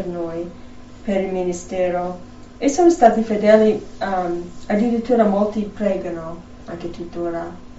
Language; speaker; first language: Italian; non-native, fluent; English